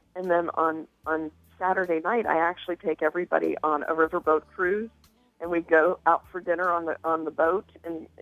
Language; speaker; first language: English; native; English